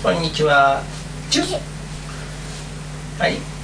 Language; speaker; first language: Japanese; native; Japanese